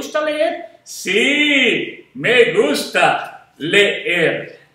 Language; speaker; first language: Spanish; non-native, fluent; English